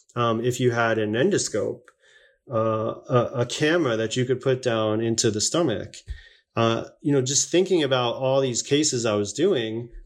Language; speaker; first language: English; native; English